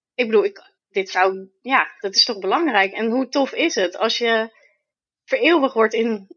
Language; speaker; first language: Dutch; native; Dutch